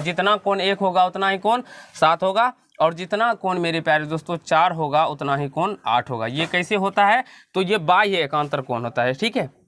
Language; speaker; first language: Hindi; native; Hindi